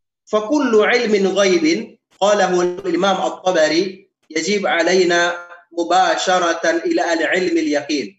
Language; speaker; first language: Arabic; non-native, fluent; Indonesian